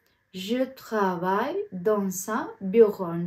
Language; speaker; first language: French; non-native, fluent; Tamil